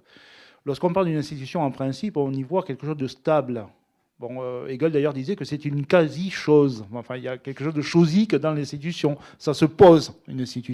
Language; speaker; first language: French; native; French